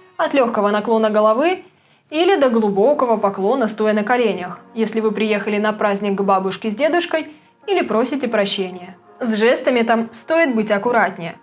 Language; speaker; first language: Russian; native; Russian